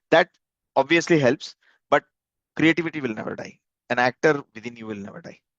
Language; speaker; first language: English; non-native, local second language; Kannada